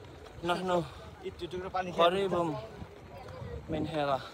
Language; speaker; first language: Arabic; non-native, learner; Bangla